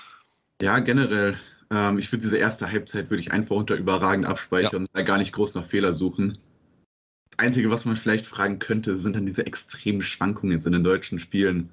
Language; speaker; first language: German; native; German